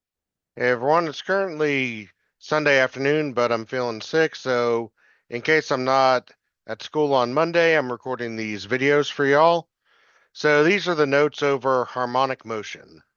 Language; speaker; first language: English; native; English